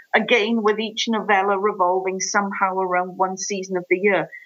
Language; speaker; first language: English; native; English